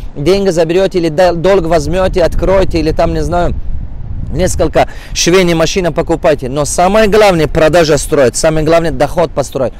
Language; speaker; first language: Russian; non-native, local second language; Tajik